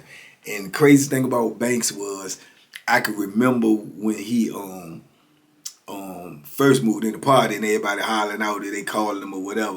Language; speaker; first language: English; native; English